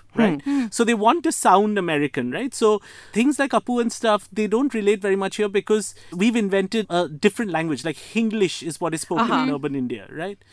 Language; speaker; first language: English; non-native, local second language; Bangla